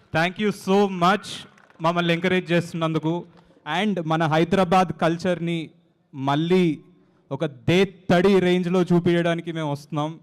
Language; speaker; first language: Telugu; native; Telugu